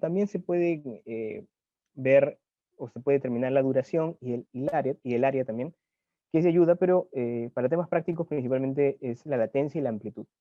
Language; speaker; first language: Spanish; native; Spanish